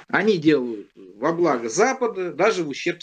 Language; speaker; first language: Russian; native; Russian